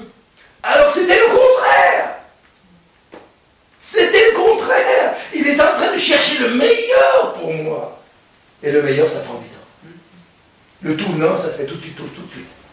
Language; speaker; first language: French; native; French